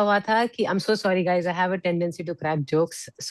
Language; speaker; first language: Hindi; native; Hindi